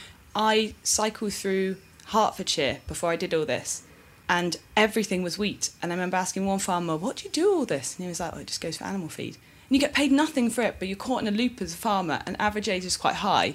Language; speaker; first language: English; native; English